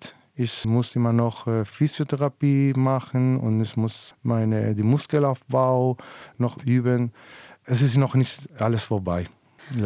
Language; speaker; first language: German; non-native, fluent; Spanish